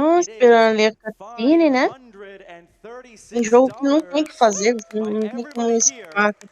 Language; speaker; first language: Portuguese; native; Portuguese